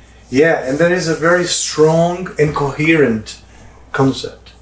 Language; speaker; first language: English; non-native, fluent; Portuguese